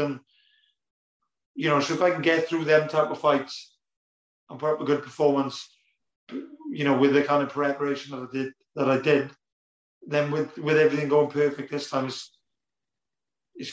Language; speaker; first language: English; native; English